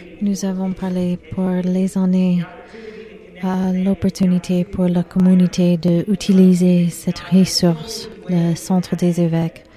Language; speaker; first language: French; non-native, learner; English